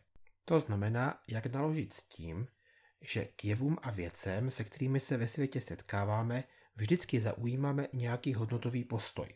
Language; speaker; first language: Czech; native; Czech